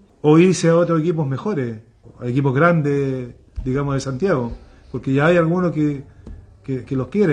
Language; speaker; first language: Spanish; native; Spanish